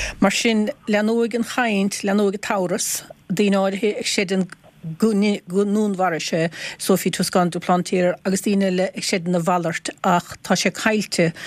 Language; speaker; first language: Irish; native; Irish